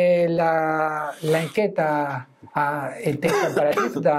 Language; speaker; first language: French; non-native, fluent; Spanish